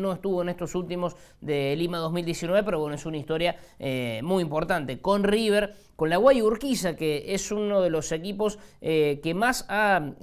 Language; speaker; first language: Spanish; native; Spanish